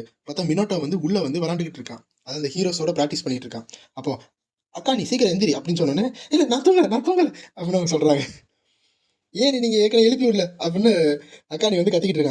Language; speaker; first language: Tamil; native; Tamil